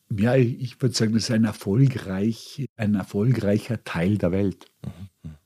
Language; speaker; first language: German; native; German